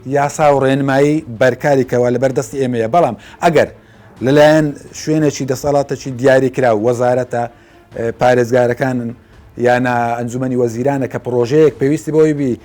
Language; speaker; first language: Central Kurdish; native; Central Kurdish